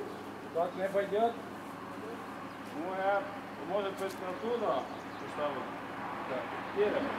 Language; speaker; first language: Russian; non-native, learner; Latvian